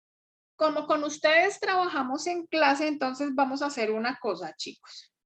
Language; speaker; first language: Spanish; native; Spanish